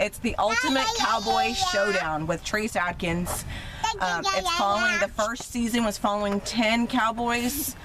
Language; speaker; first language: English; native; English